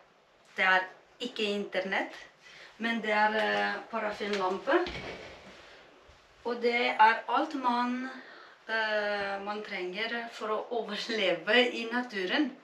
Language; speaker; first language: Norwegian; non-native, fluent; Romanian